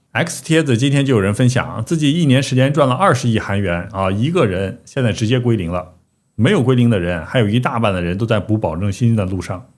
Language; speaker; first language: Chinese; native; Chinese